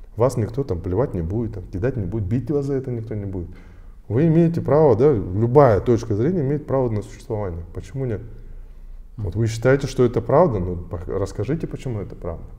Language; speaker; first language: Russian; native; Russian